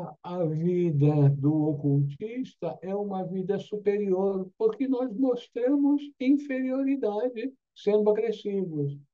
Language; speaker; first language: Portuguese; native; Portuguese